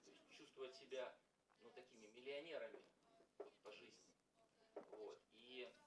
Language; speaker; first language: Russian; native; Russian